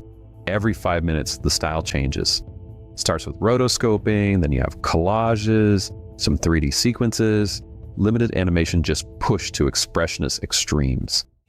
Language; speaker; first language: English; native; English